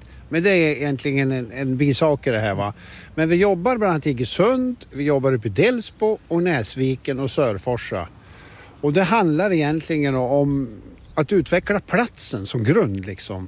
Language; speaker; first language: Swedish; native; Swedish